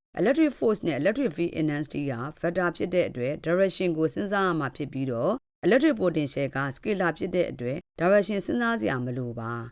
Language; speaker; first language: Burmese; native; Burmese